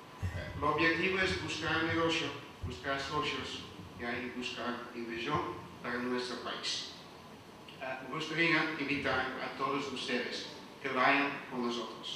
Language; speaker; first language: Spanish; non-native, fluent; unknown